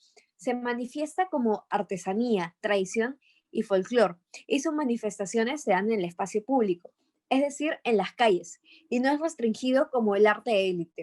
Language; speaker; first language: Spanish; native; Spanish